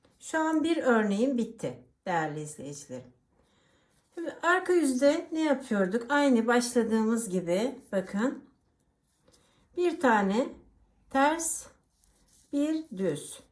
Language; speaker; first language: Turkish; native; Turkish